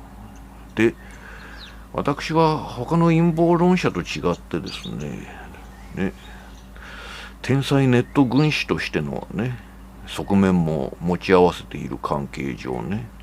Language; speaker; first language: Japanese; native; Japanese